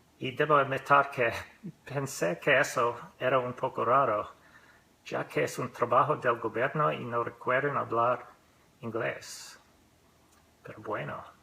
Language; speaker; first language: Spanish; non-native, learner; English